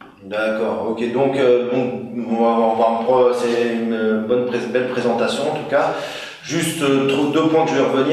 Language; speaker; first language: French; native; French